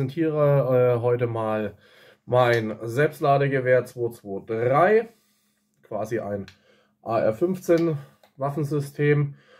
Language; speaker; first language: German; native; German